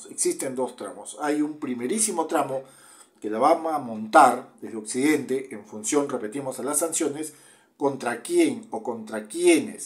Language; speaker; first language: Spanish; native; Spanish